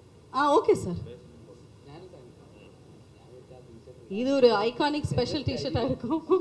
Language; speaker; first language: Tamil; native; Tamil